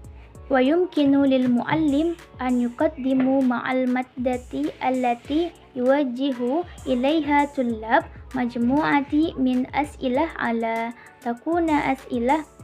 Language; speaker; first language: Arabic; non-native, learner; Indonesian